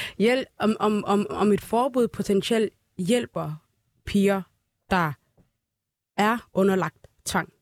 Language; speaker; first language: Danish; early bilingual, other home language; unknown